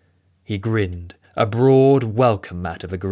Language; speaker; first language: English; native; English